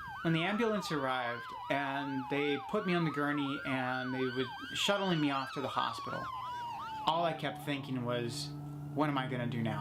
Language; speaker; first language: English; native; English